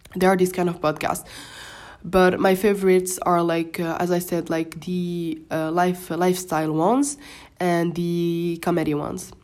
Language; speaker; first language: English; non-native, fluent; Arabic